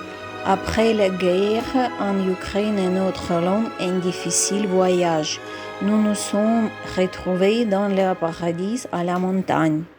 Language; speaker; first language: French; non-native, learner; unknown